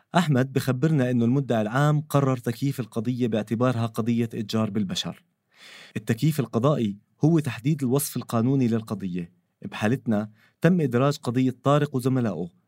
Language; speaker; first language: Arabic; native; Arabic